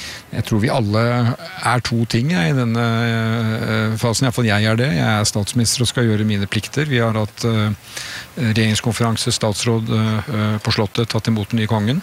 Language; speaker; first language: Norwegian; native; Norwegian